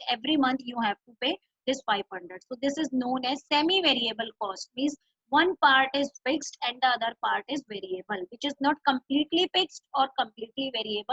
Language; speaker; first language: English; non-native, local second language; Hindi